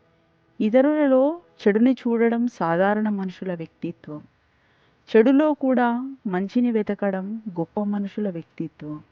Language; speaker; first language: Telugu; native; Telugu